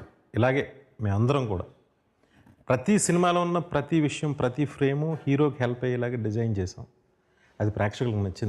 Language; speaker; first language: Telugu; native; Telugu